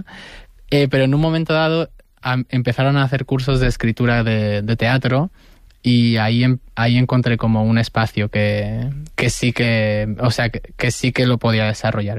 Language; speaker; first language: Spanish; native; Spanish